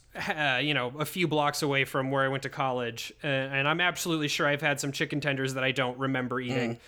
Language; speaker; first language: English; native; English